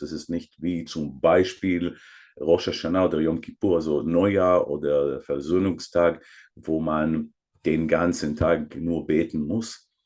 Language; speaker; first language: German; non-native, fluent; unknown